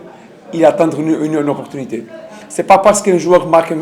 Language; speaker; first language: French; non-native, learner; Portuguese